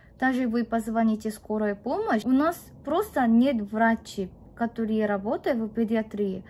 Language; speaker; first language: Russian; non-native, fluent; Korean